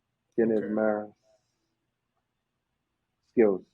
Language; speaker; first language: Spanish; non-native, learner; English